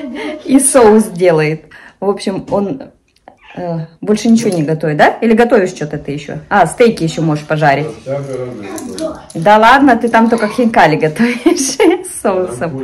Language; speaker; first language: Russian; native; Russian